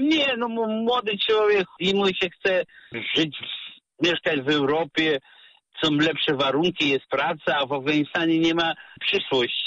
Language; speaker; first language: Polish; non-native, fluent; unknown